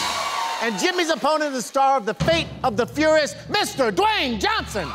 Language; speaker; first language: English; native; English